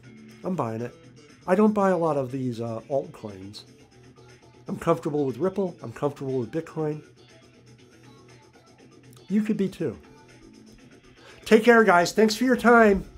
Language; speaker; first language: English; native; English